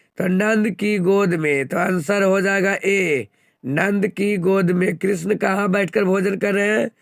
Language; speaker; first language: Hindi; native; Hindi